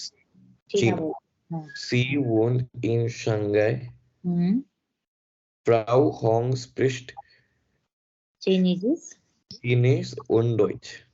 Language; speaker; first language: German; non-native, learner; Hindi